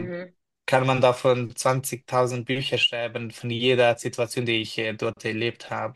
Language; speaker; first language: German; non-native, fluent; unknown